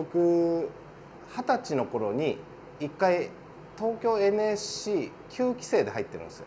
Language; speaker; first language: Japanese; native; Japanese